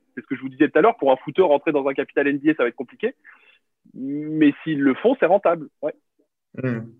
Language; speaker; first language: French; native; French